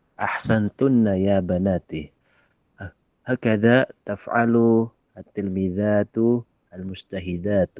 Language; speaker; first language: Arabic; non-native, learner; Filipino